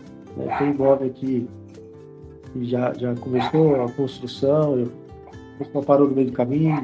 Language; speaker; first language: Portuguese; native; Portuguese